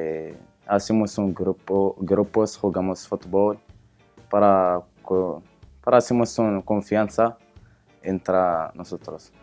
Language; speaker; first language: Spanish; non-native, learner; Arabic